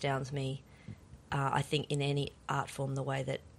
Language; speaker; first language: English; native; English